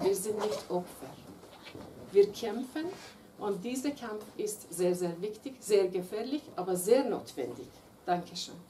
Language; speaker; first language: German; non-native, fluent; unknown